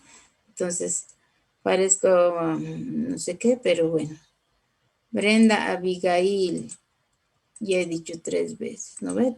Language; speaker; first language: Spanish; native; Spanish